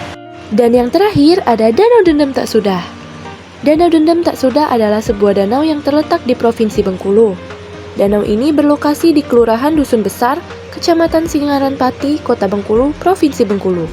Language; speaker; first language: Indonesian; native; Indonesian